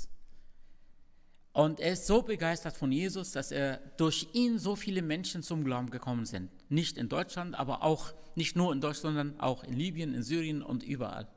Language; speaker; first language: German; non-native, fluent; Arabic